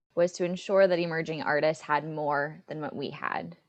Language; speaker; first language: English; native; English